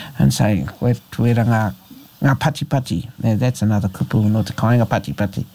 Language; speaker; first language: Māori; non-native, local second language; English